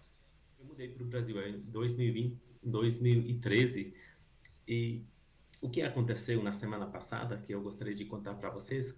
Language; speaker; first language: Portuguese; non-native, fluent; Hungarian